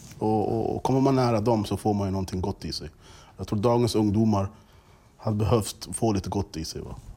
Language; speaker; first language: Swedish; early bilingual, other home language; English